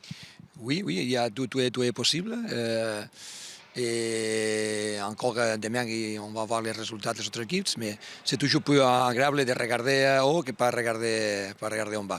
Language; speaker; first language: French; non-native, fluent; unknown